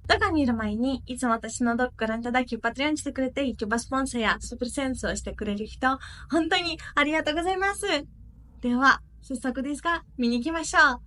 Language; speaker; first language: Japanese; non-native, fluent; Ukrainian